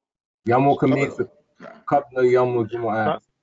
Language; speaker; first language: Arabic; non-native, learner; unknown